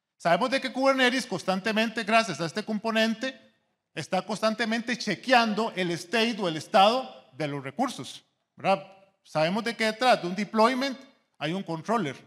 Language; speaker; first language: Spanish; native; Spanish